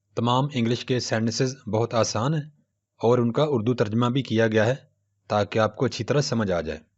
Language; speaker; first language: Urdu; non-native, local second language; Punjabi